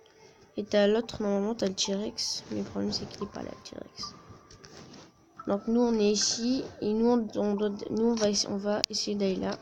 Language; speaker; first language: French; native; French